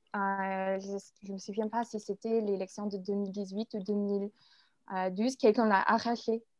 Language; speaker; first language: French; non-native, fluent; English